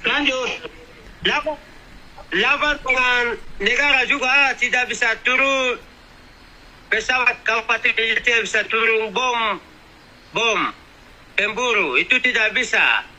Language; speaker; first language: Indonesian; non-native, local second language; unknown